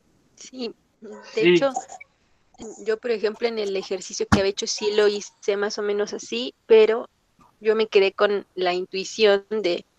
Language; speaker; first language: Spanish; native; Spanish